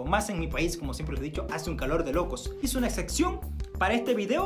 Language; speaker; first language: Spanish; native; Spanish